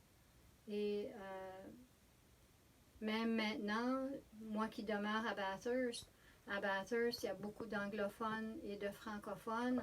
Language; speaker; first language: French; native; French